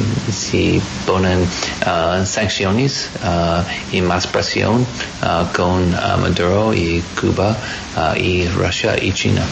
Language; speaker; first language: Spanish; non-native, learner; English